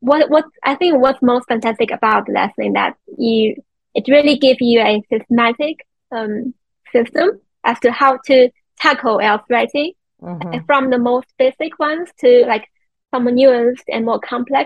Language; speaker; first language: English; non-native, fluent; Chinese